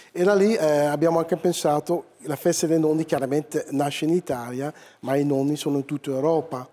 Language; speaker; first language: Italian; non-native, fluent; Dutch